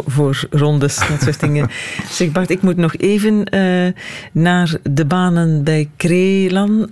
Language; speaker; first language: Dutch; native; Dutch